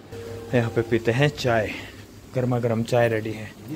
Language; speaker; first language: Hindi; native; Hindi